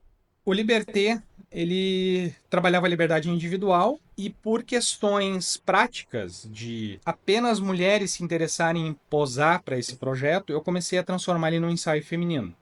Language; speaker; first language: Portuguese; native; Portuguese